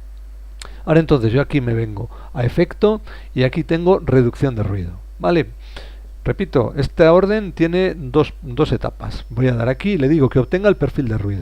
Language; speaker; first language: Spanish; native; Spanish